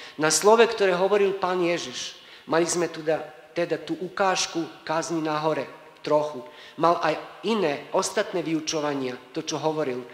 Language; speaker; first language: Slovak; native; Slovak